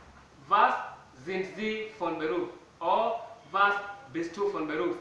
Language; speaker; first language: German; non-native, fluent; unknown